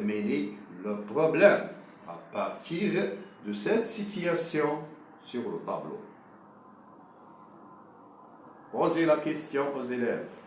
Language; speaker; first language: French; non-native, local second language; Arabic